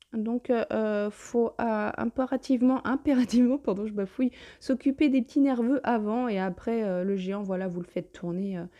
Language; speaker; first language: French; native; French